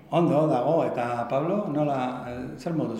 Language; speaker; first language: Basque; non-native, learner; Spanish